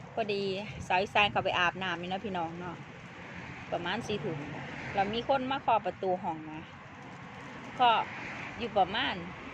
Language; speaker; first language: Thai; native; Thai